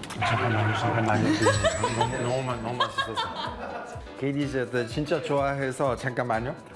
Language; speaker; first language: Korean; non-native, fluent; Italian